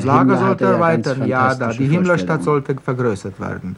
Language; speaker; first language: German; non-native, fluent; Slovak